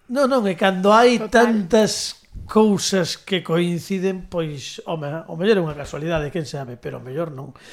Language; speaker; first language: Galician; native; Galician